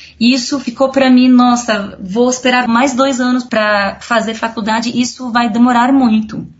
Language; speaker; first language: Portuguese; non-native, fluent; Arabic